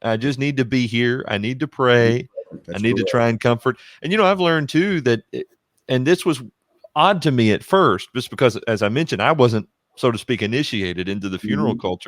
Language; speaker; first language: English; native; English